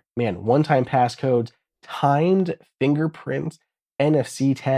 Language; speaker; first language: English; native; English